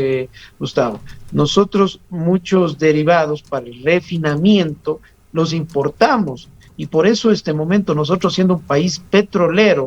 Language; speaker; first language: Spanish; native; Spanish